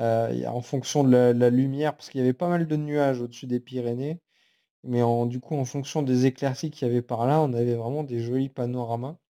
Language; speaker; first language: French; native; French